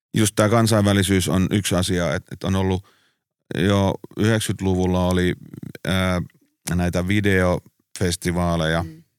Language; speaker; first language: Finnish; native; Finnish